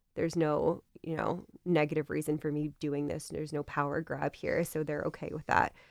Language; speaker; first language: English; native; English